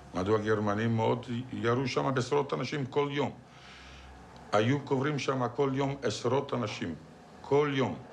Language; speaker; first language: Hebrew; non-native, fluent; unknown